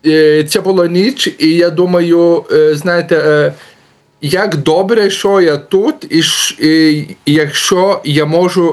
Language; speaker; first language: Ukrainian; non-native, learner; Lithuanian